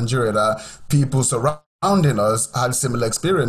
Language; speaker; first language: English; non-native, local second language; Yoruba